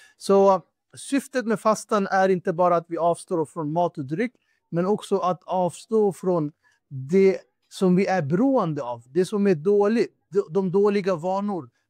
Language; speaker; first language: Swedish; non-native, fluent; Urdu